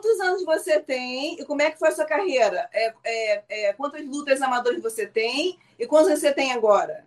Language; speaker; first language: Portuguese; native; Portuguese